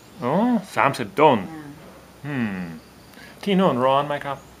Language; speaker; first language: Thai; non-native, fluent; English